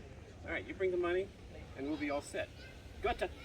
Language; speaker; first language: English; native; English